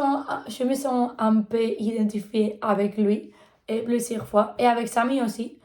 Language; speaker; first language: French; non-native, learner; Spanish